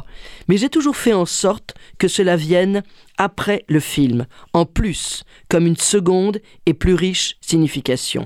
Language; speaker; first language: French; native; French